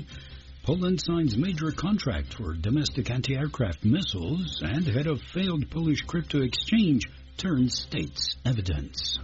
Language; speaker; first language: English; non-native, fluent; Polish